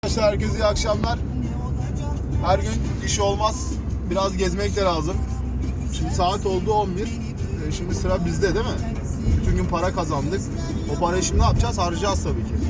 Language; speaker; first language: Turkish; native; Turkish